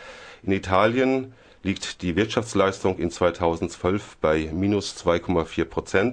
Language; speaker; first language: German; native; German